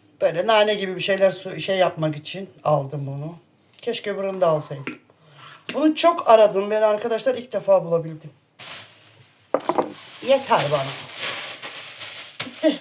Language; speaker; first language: Turkish; native; Turkish